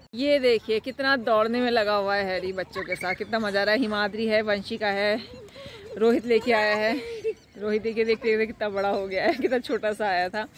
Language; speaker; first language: Hindi; native; Hindi